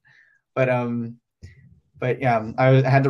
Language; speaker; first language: English; native; English